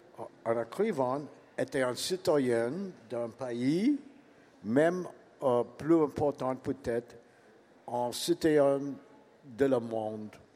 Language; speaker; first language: French; non-native, learner; English